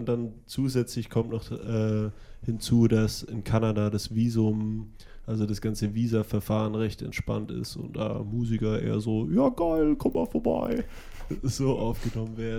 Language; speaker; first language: German; native; German